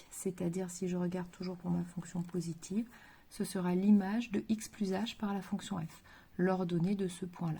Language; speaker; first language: French; native; French